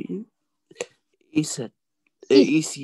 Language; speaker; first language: French; non-native, learner; Arabic